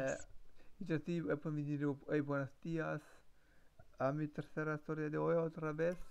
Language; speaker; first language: Spanish; non-native, learner; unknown